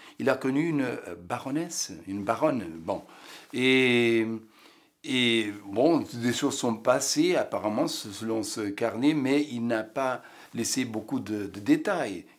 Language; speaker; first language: French; non-native, fluent; Portuguese